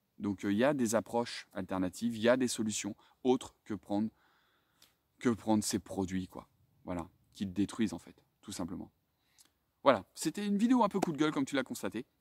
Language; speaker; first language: French; native; French